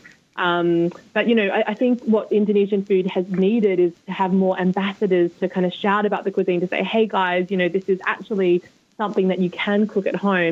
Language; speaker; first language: English; native; English